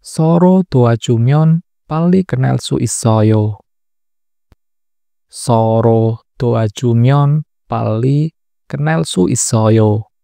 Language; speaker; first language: Korean; non-native, learner; Indonesian